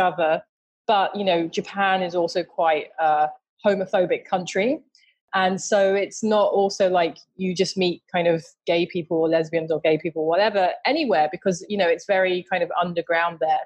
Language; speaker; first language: English; native; English